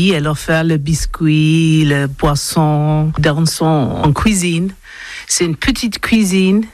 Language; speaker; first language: French; non-native, learner; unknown